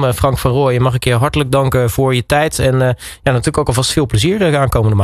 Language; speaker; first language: Dutch; native; Dutch